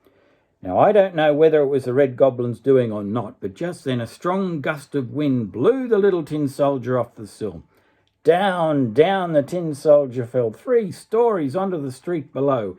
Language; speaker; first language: English; native; English